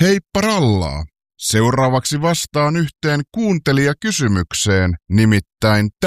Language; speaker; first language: Finnish; native; Finnish